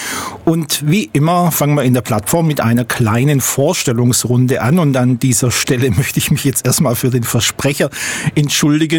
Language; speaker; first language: German; native; German